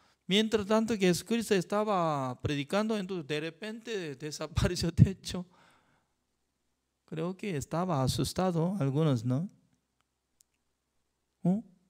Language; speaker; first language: Spanish; non-native, fluent; Korean